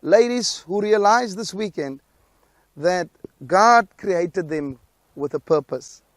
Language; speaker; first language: English; non-native, local second language; Afrikaans